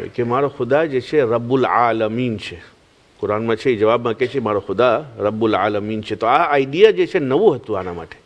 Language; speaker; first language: Gujarati; early bilingual, heritage; Gujarati